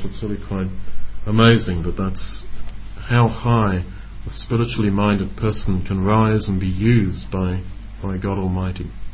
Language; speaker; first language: English; native; English